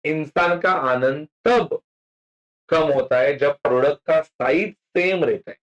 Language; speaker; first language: Hindi; non-native, local second language; Marathi